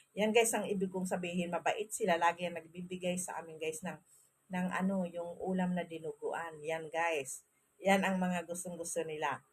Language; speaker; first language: Filipino; non-native, local second language; Masbatenyo